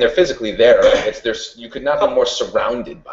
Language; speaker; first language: English; native; English